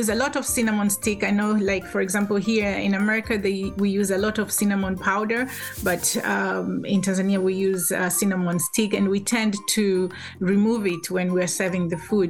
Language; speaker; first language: English; non-native, local second language; Swahili